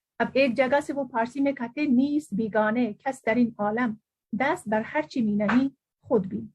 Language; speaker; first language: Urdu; non-native, fluent; Persian